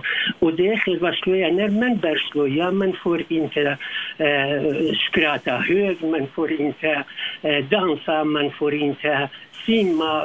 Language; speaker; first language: Swedish; non-native, learner; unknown